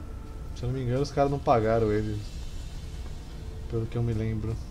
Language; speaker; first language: Portuguese; native; Portuguese